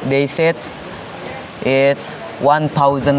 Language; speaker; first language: English; non-native, learner; Indonesian